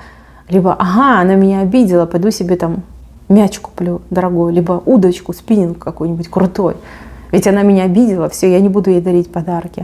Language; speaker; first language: Russian; native; Russian